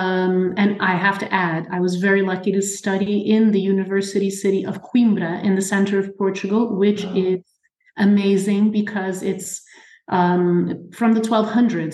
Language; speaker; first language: English; native; English